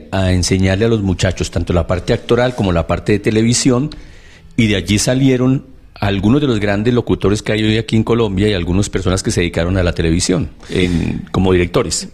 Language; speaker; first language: Spanish; native; Spanish